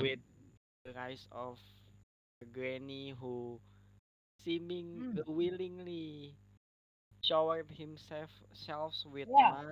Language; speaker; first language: English; non-native, learner; Indonesian